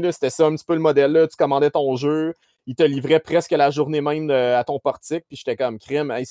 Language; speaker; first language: French; native; French